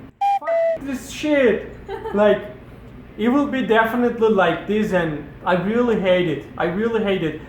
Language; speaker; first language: English; non-native, fluent; Turkish